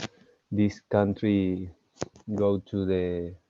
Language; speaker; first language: English; non-native, learner; Spanish